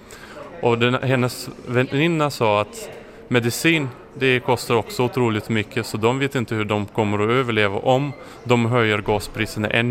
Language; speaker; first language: Swedish; non-native, fluent; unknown